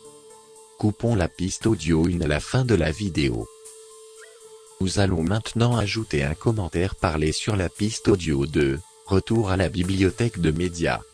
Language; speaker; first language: French; native; French